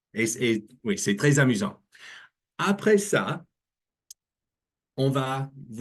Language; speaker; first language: French; non-native, learner; English